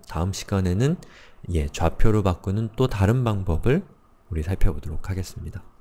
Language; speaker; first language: Korean; native; Korean